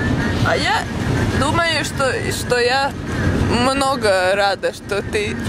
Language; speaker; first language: Russian; non-native, learner; Latvian